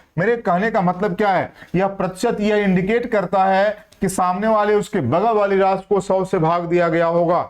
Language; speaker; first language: Hindi; native; Hindi